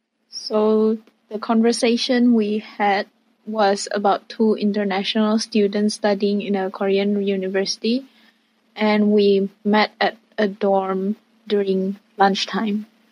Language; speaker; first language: English; native; English